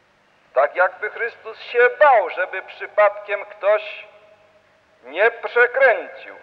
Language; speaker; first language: Polish; native; Polish